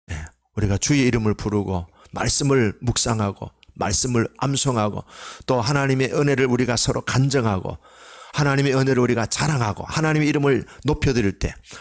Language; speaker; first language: Korean; native; Korean